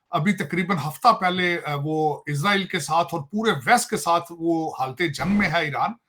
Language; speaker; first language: Urdu; non-native, local second language; Punjabi